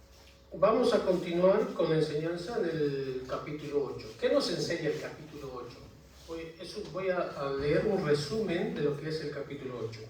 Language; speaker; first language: Spanish; native; Spanish